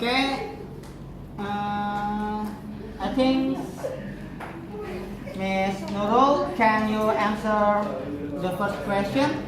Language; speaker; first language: English; non-native, learner; Indonesian